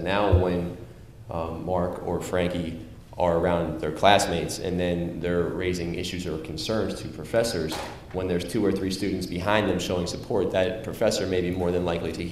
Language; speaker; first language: English; native; English